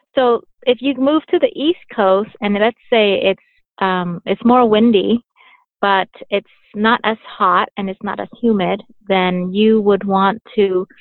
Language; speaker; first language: English; early bilingual, other home language; Vietnamese